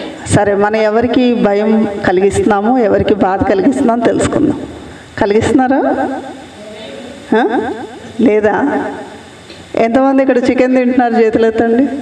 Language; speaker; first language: Telugu; native; Telugu